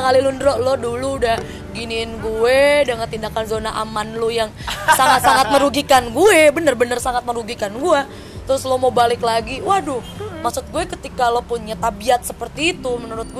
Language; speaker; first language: Indonesian; native; Indonesian